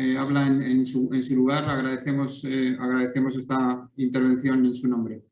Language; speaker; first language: Spanish; native; Spanish